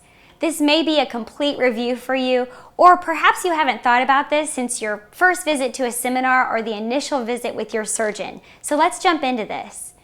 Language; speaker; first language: English; native; English